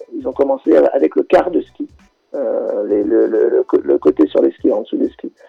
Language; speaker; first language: French; native; French